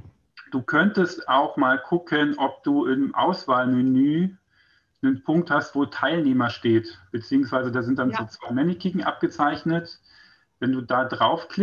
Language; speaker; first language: German; native; German